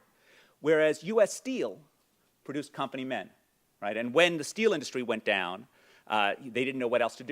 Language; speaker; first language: English; native; English